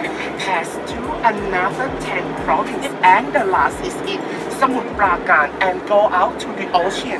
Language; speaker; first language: English; non-native, learner; Thai